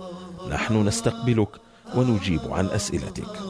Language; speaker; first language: Arabic; native; Arabic